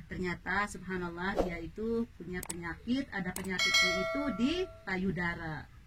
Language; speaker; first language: Indonesian; native; Indonesian